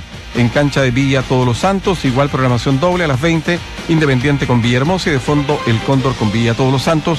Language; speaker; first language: Spanish; native; Spanish